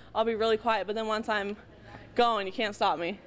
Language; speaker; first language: English; native; English